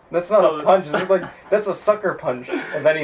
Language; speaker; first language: English; native; English